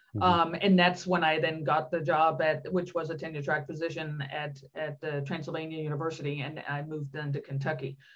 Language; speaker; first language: English; non-native, fluent; Danish